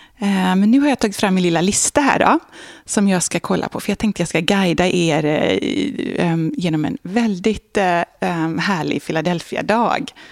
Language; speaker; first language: Swedish; native; Swedish